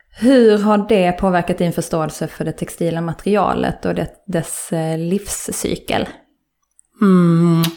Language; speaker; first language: Swedish; native; Swedish